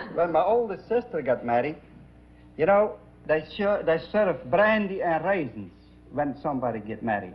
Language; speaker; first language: English; non-native, fluent; Dutch